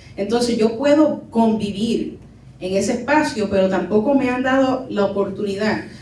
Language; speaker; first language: Spanish; early bilingual, heritage; Spanish